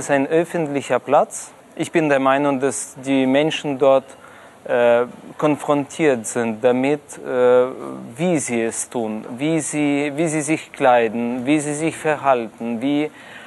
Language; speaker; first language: German; non-native, fluent; Russian